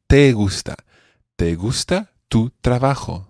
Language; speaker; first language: Spanish; non-native, fluent; English